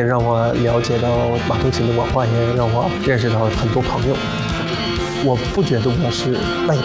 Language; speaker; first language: Chinese; non-native, fluent; Norwegian